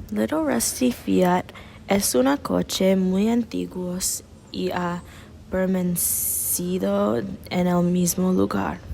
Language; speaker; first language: Spanish; non-native, learner; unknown